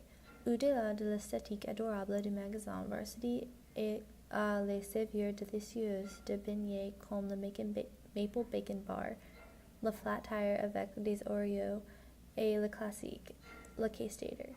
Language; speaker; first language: French; non-native, learner; English